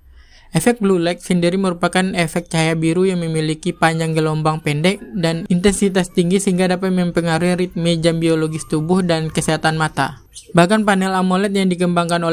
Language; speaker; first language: Indonesian; native; Indonesian